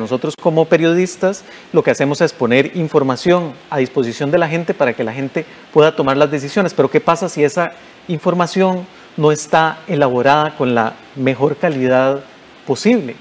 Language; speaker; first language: Spanish; native; Spanish